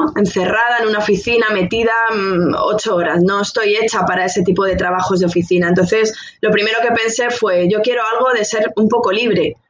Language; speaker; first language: Spanish; native; Spanish